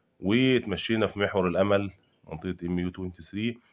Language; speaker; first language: Arabic; native; Arabic